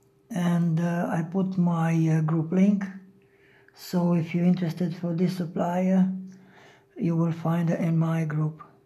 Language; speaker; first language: English; non-native, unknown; Romanian